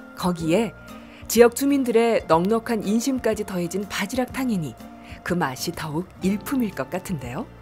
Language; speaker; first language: Korean; native; Korean